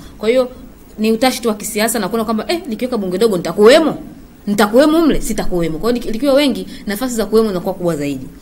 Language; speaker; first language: Swahili; native; Swahili